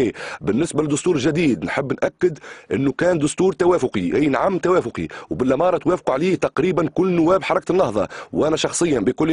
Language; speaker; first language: Arabic; native; Arabic